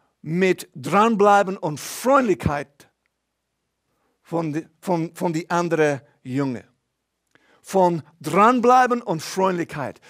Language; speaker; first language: German; non-native, fluent; English